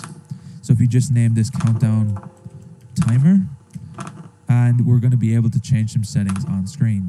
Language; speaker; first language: English; native; English